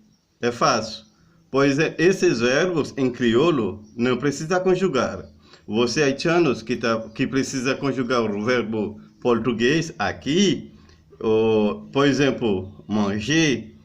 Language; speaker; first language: Portuguese; non-native, learner; Haitian Creole